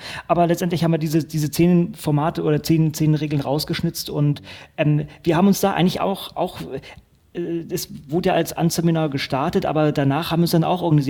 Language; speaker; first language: German; native; German